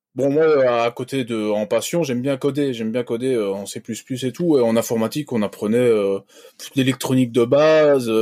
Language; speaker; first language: French; native; French